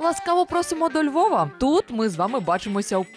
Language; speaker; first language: Ukrainian; native; Ukrainian